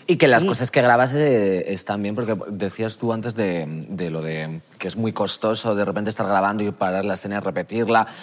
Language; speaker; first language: Spanish; native; Spanish